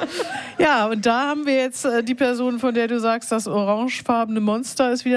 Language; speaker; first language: German; native; German